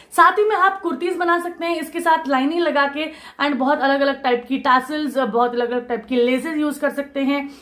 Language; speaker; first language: Hindi; non-native, local second language; Marathi